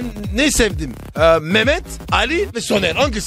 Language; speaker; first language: Turkish; non-native, learner; French